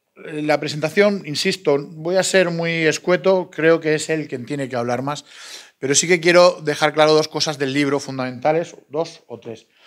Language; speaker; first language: Spanish; native; Spanish